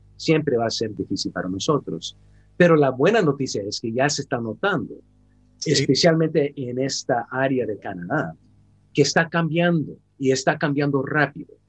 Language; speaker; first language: Spanish; early bilingual, heritage; Spanish